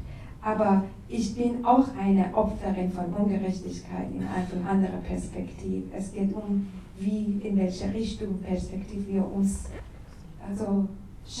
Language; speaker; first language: German; non-native, learner; Persian